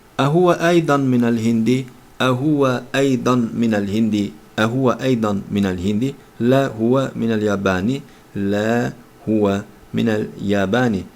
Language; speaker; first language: Arabic; non-native, fluent; Turkish